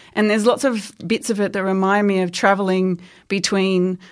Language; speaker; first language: English; native; English